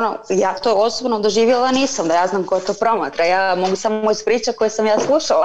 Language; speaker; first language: Serbian; non-native, fluent; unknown